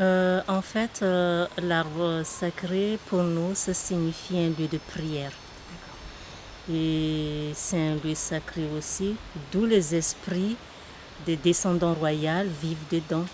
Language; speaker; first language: French; non-native, local second language; Malagasy